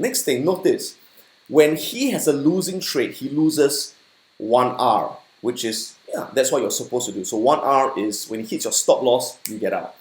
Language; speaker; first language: English; native; English